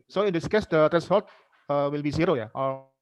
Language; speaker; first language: English; non-native, learner; Indonesian